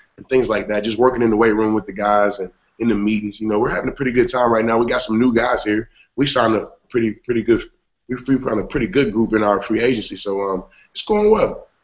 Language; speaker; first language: English; native; English